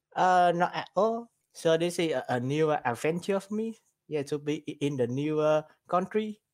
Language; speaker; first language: English; non-native, learner; Vietnamese